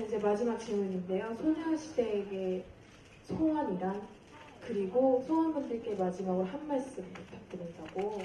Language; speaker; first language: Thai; native; Thai